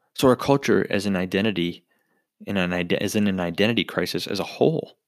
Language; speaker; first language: English; native; English